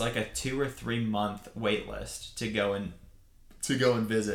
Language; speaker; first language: English; native; English